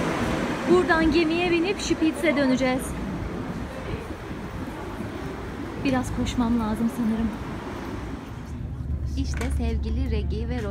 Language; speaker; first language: Turkish; native; Turkish